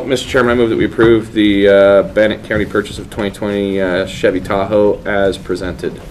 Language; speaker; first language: English; native; English